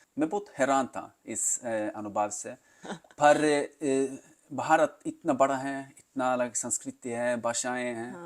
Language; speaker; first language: Hindi; non-native, learner; Swedish